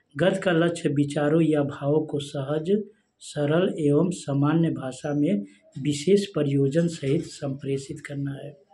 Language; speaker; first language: Hindi; native; Hindi